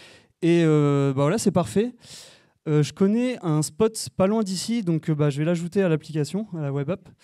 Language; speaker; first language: French; native; French